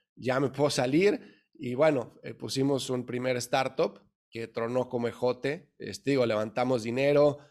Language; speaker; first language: Spanish; native; Spanish